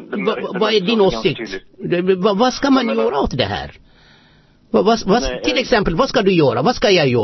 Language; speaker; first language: Swedish; non-native, fluent; Amharic